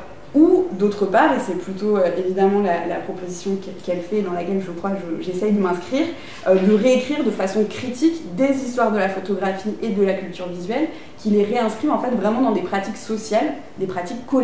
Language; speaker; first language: French; native; French